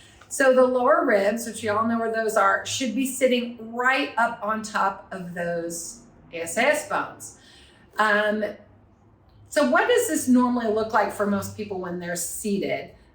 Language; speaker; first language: English; native; English